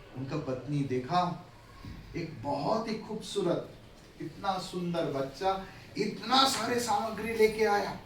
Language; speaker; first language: Hindi; non-native, local second language; Bangla